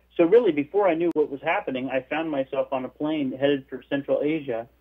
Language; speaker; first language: English; native; English